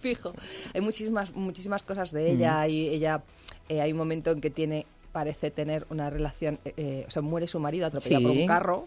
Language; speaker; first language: Spanish; native; Spanish